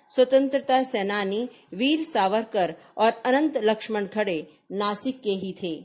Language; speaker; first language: Hindi; non-native, local second language; Marathi